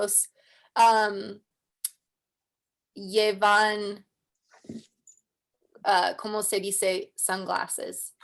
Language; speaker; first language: Spanish; non-native, learner; English